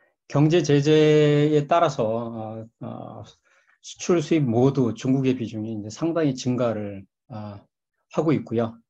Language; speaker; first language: Korean; native; Korean